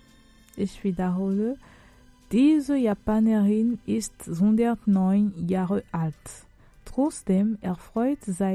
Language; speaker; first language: German; non-native, fluent; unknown